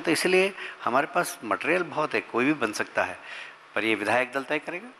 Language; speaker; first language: Hindi; native; Hindi